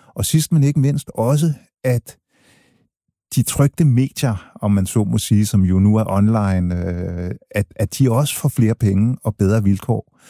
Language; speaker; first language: Danish; early bilingual, other home language; English